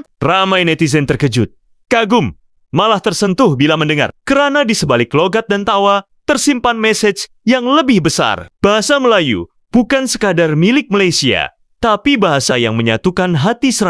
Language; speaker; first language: Malay; native; Malay